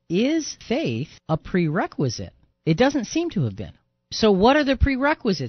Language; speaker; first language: English; native; English